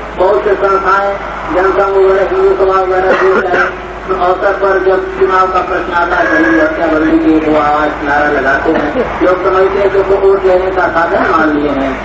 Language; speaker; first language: Hindi; native; Hindi